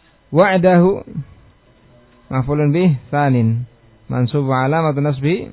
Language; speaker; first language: Arabic; non-native, fluent; Indonesian